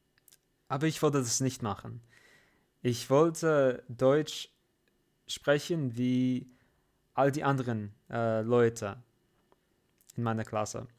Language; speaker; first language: German; non-native, fluent; English